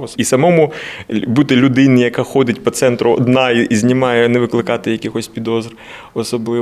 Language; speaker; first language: Ukrainian; native; Ukrainian